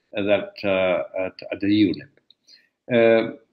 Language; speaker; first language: English; non-native, fluent; Spanish